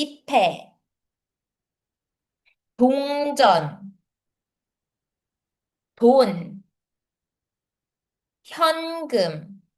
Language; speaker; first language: Korean; non-native, fluent; Filipino